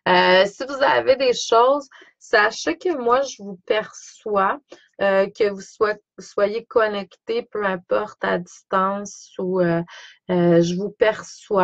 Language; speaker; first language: French; native; French